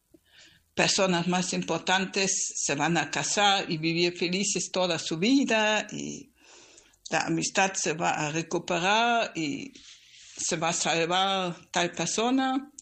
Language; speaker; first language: Spanish; non-native, fluent; German